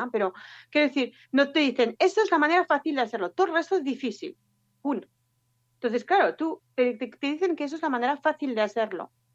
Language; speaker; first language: Spanish; non-native, fluent; French